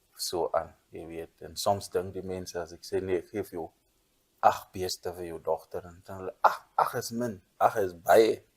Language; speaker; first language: Afrikaans; non-native, local second language; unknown